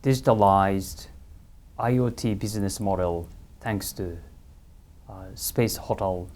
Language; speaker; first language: English; non-native, fluent; Japanese